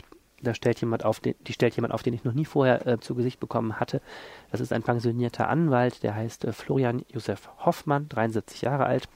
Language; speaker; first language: German; native; German